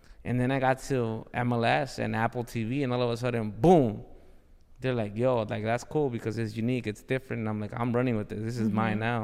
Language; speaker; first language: English; early bilingual, other home language; Spanish